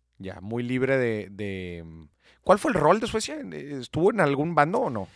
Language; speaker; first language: Spanish; native; Spanish